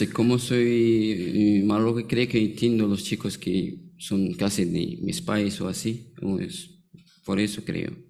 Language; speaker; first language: Spanish; non-native, learner; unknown